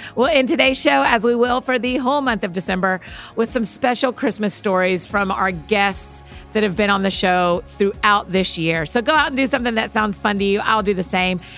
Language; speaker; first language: English; native; English